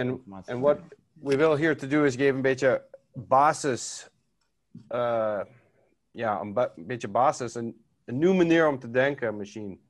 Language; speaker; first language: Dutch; non-native, learner; English